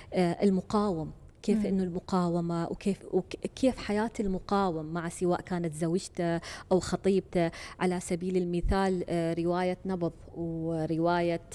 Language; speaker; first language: Arabic; native; Arabic